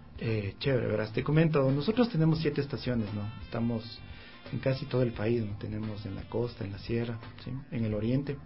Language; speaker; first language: Spanish; native; Spanish